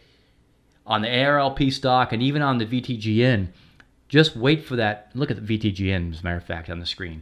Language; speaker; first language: English; native; English